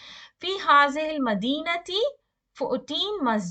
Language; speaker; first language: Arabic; non-native, fluent; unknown